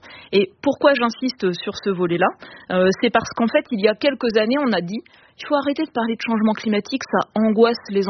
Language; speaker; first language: French; native; French